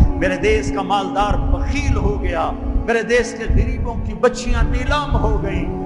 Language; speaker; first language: Urdu; non-native, local second language; Punjabi